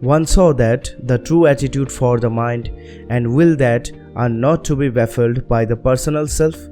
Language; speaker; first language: English; non-native, local second language; Bangla